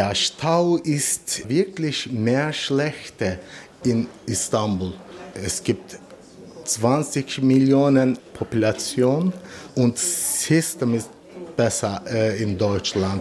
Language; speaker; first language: German; non-native, learner; Turkish